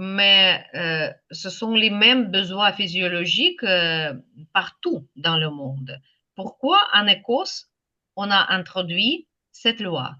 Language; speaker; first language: French; non-native, fluent; Ukrainian